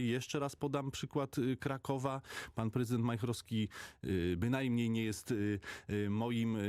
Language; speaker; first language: Polish; native; Polish